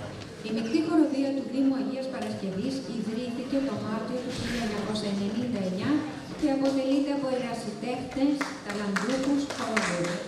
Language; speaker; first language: Greek; native; Greek